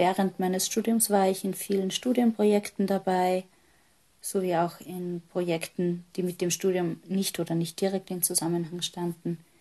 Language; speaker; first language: German; native; German